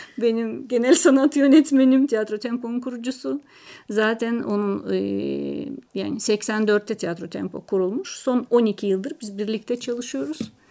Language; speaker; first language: Turkish; non-native, fluent; Russian